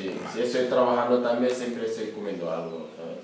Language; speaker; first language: Spanish; non-native, learner; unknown